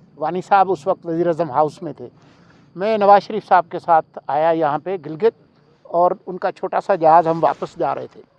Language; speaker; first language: Urdu; non-native, local second language; Sindhi